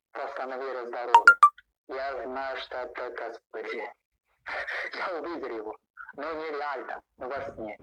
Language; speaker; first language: Russian; non-native, learner; Chinese